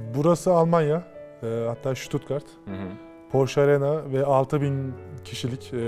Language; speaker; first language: Turkish; native; Turkish